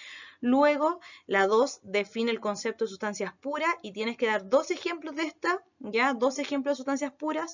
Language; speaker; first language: Spanish; native; Spanish